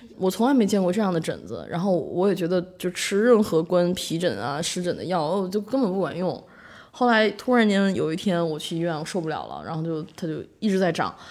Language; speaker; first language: Chinese; native; Chinese